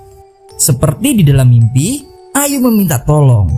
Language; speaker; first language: Indonesian; native; Indonesian